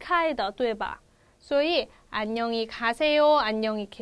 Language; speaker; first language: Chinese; non-native, fluent; Korean